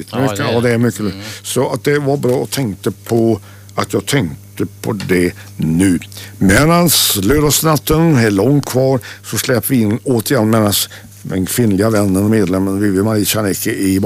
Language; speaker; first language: Swedish; native; Swedish